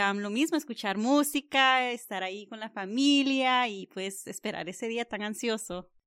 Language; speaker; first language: Spanish; early bilingual, heritage; Spanish